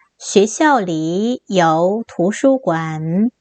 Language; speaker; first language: Chinese; non-native, fluent; Korean